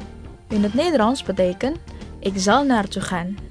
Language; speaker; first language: Dutch; non-native, fluent; Indonesian